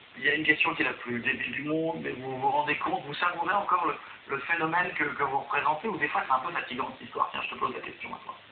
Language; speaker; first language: French; native; French